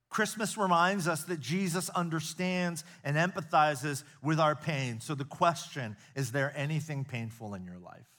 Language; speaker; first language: English; native; English